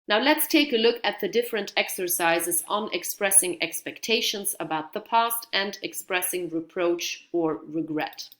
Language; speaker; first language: English; non-native, fluent; Dutch